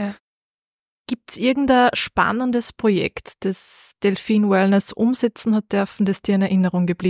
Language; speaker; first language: German; native; German